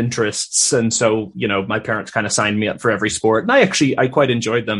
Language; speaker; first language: English; native; English